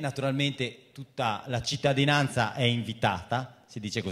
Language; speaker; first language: Italian; native; Italian